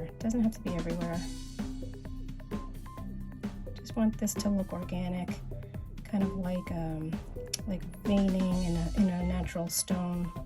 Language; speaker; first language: English; native; English